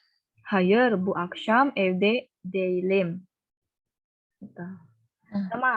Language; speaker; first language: Turkish; non-native, fluent; Indonesian